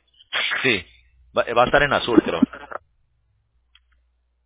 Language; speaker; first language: Spanish; early bilingual, heritage; English